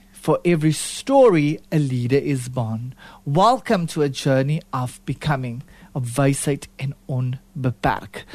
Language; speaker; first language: English; non-native, local second language; Afrikaans